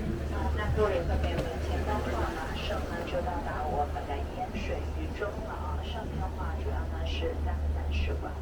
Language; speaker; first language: Chinese; native; Chinese